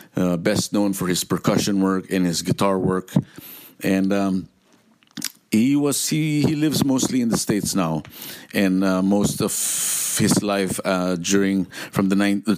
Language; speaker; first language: English; non-native, local second language; Filipino